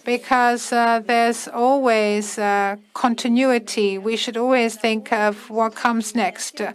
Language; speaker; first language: English; non-native, fluent; German